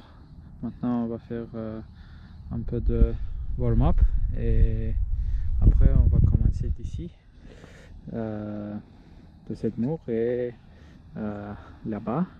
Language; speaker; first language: French; non-native, learner; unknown